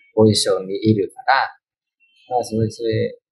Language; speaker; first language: Japanese; non-native, fluent; Vietnamese